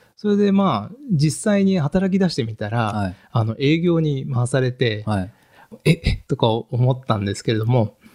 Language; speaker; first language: Japanese; native; Japanese